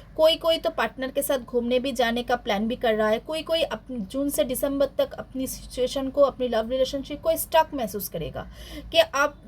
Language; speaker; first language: Hindi; non-native, local second language; Bangla